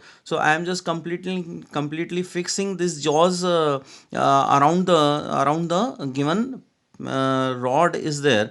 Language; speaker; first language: English; non-native, local second language; Hindi